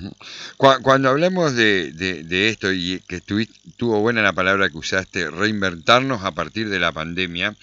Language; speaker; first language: Spanish; native; Spanish